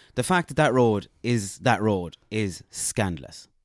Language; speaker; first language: English; native; English